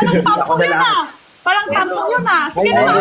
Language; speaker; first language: Filipino; non-native, learner; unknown